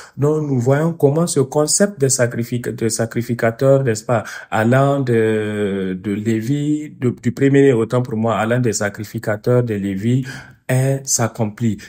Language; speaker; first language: French; non-native, fluent; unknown